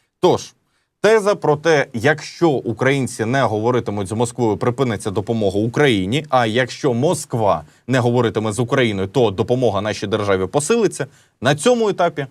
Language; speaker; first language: Ukrainian; native; Ukrainian